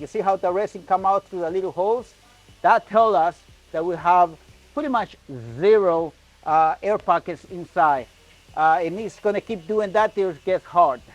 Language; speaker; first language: English; non-native, fluent; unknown